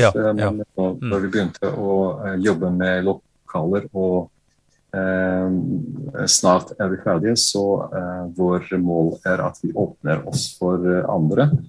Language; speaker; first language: Norwegian; non-native, fluent; Bosnian